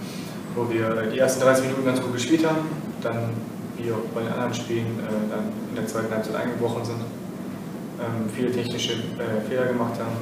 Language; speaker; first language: German; native; German